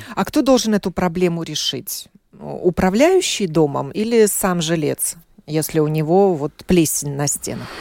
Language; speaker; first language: Russian; native; Russian